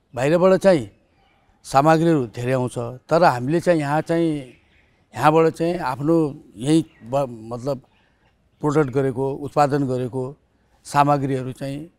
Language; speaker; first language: Nepali; native; Nepali